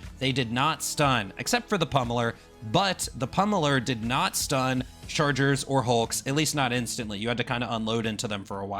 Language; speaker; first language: English; native; English